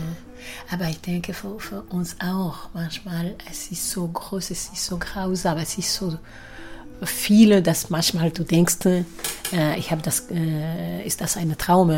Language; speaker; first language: German; non-native, fluent; Kinyarwanda